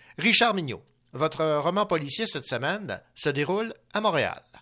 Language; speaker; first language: French; native; French